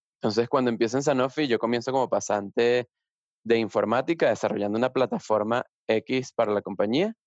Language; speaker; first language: Spanish; native; Spanish